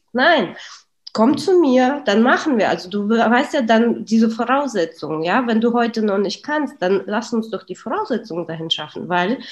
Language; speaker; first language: German; early bilingual, other home language; Russian